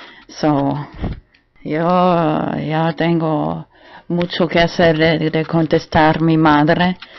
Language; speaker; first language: Spanish; non-native, fluent; German